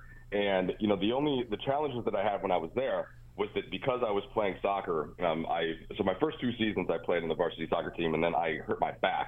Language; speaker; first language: English; native; English